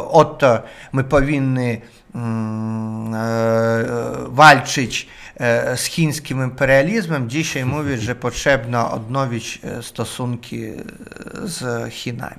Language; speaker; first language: Polish; non-native, learner; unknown